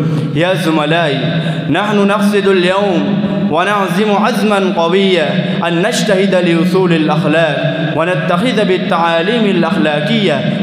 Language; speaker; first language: Arabic; non-native, learner; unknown